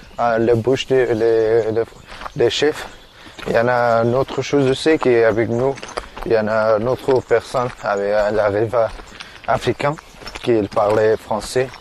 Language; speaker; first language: French; non-native, learner; Persian